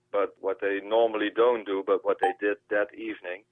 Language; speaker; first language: English; non-native, fluent; Dutch